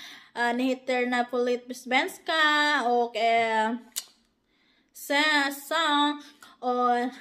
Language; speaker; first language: Swedish; non-native, learner; Filipino